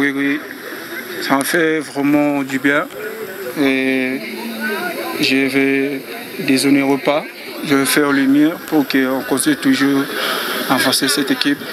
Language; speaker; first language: French; non-native, fluent; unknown